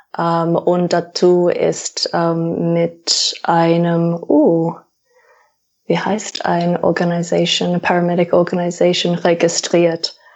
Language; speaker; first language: German; non-native, fluent; English